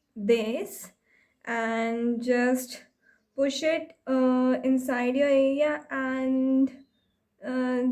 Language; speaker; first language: English; non-native, local second language; Hindi